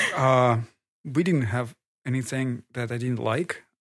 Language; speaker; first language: English; non-native, fluent; Kazakh